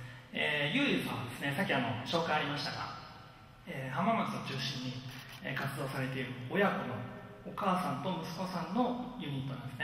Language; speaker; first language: Japanese; native; Japanese